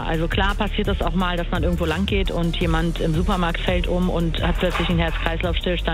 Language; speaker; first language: German; native; German